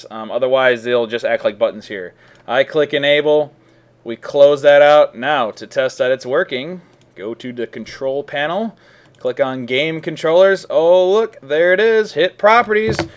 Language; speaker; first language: English; native; English